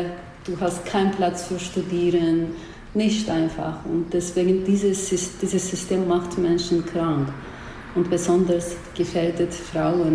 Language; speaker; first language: German; non-native, learner; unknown